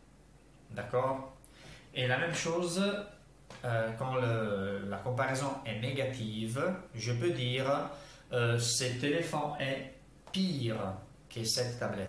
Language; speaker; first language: French; non-native, fluent; Italian